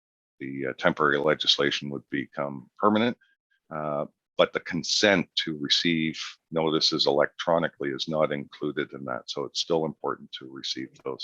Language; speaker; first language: English; native; English